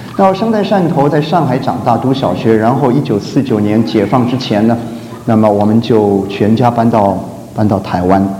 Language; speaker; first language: Chinese; native; Chinese